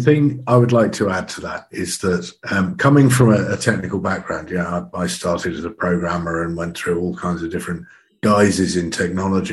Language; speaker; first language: English; native; English